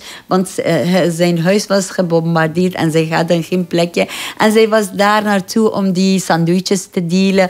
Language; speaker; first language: Dutch; non-native, fluent; Persian